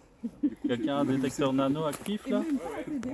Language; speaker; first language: French; native; French